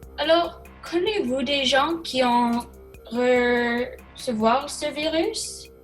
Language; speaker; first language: French; non-native, learner; English